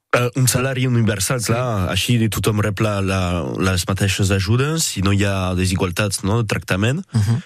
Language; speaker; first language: Catalan; non-native, local second language; French